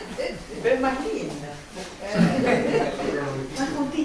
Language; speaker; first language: Spanish; native; Spanish